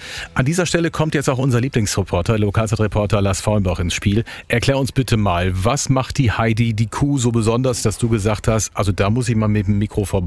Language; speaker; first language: German; native; German